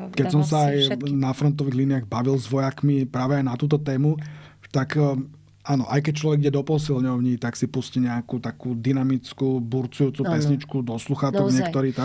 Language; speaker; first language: Slovak; native; Slovak